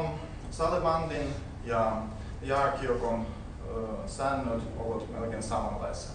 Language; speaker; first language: Finnish; non-native, learner; Russian